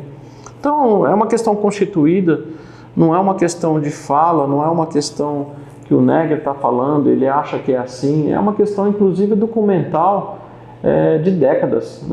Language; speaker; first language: Portuguese; native; Portuguese